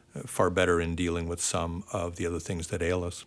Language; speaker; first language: English; native; English